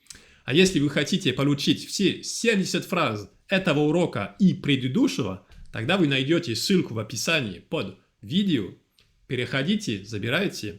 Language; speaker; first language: Russian; non-native, fluent; French